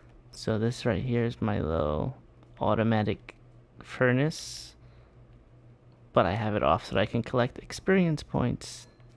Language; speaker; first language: English; early bilingual, other home language; Spanish